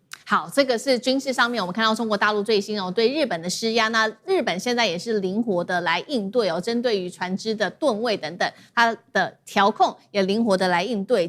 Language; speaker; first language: Chinese; native; Chinese